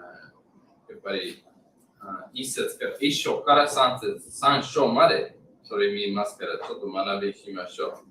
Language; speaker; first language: Japanese; non-native, learner; English